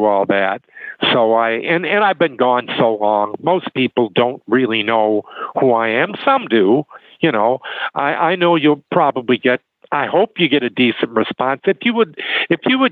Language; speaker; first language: English; native; English